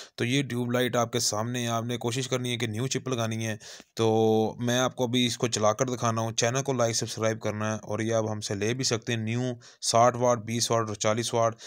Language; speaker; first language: Urdu; non-native, local second language; Punjabi